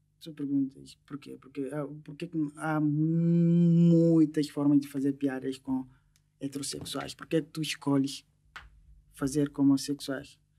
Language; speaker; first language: Portuguese; non-native, local second language; Upper Guinea Crioulo